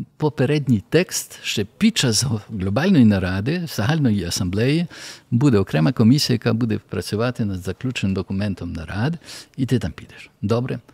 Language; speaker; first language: Ukrainian; early bilingual, heritage; Ukrainian